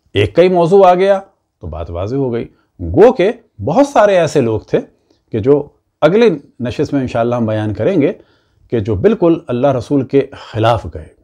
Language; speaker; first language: Urdu; native; Urdu